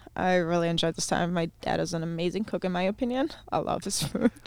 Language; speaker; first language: English; non-native, fluent; German